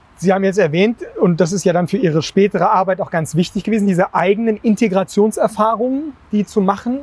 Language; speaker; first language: German; native; German